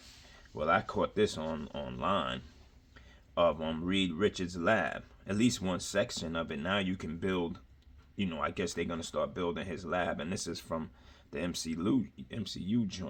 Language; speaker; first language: English; native; English